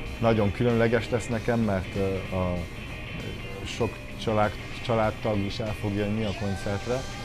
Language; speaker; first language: Hungarian; early bilingual, heritage; Hungarian